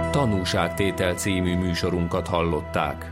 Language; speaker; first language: Hungarian; native; Hungarian